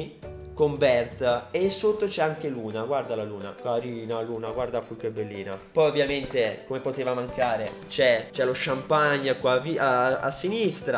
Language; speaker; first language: Italian; native; Italian